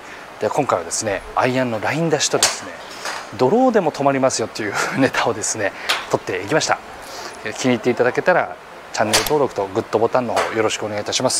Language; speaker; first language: Japanese; native; Japanese